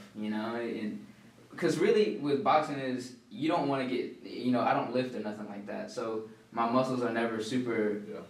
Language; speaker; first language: English; early bilingual, other home language; Filipino